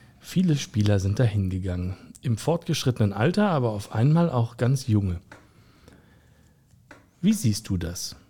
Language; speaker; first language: German; native; German